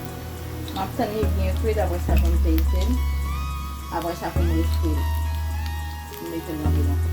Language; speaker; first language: French; non-native, local second language; Haitian Creole